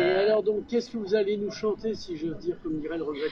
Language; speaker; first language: French; native; French